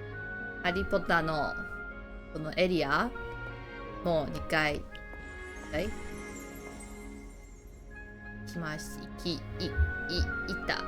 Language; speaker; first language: Japanese; non-native, learner; Chinese